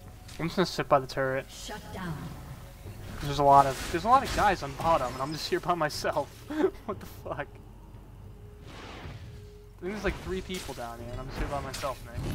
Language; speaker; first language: English; native; English